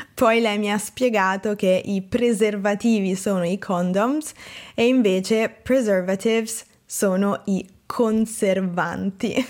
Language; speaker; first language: Italian; native; Italian